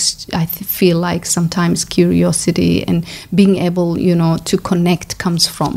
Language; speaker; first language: English; non-native, local second language; Somali